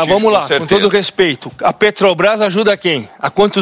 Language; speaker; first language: Portuguese; native; Portuguese